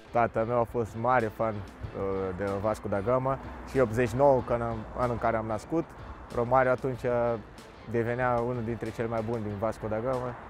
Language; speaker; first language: Romanian; non-native, fluent; Portuguese